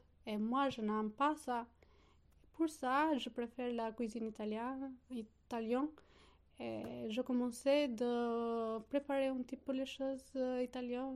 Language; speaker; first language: French; non-native, learner; Albanian